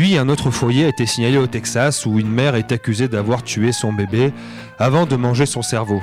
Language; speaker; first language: French; native; French